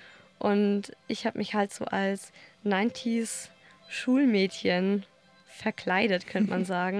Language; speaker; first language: German; native; German